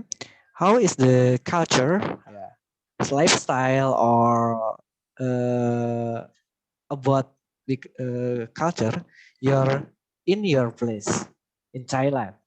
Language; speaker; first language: English; non-native, learner; Indonesian